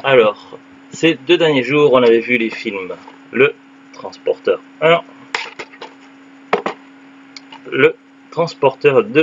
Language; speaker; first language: French; native; French